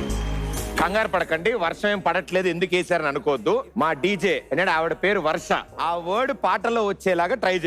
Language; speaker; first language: Telugu; native; Telugu